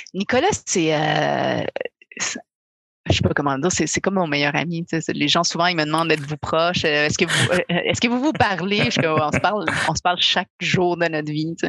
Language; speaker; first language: French; early bilingual, other home language; Spanish